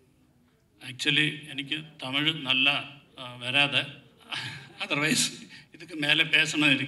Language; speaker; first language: Tamil; non-native, learner; Malayalam